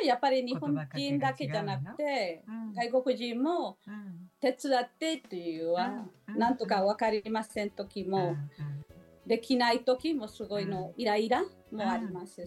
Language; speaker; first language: Japanese; non-native, learner; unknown